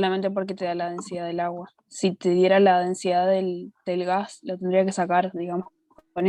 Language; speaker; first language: Spanish; native; Spanish